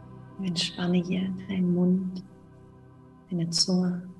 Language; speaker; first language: German; native; German